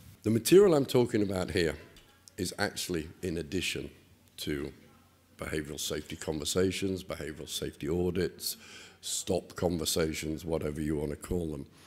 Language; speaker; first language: English; native; English